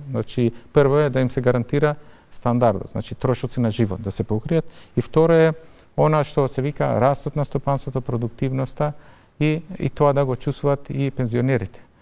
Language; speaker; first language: Macedonian; non-native, local second language; Albanian